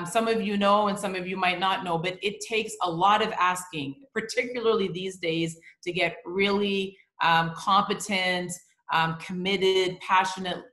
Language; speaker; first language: English; native; English